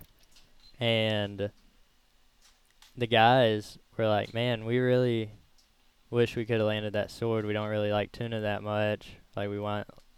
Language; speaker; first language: English; native; English